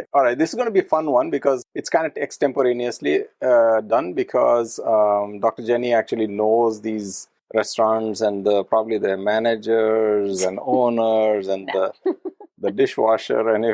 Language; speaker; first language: English; non-native, local second language; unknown